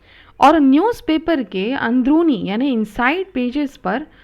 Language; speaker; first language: Hindi; non-native, local second language; Marathi